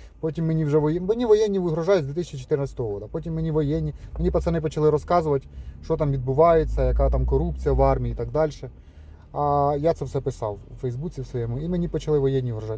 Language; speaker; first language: Ukrainian; non-native, local second language; Russian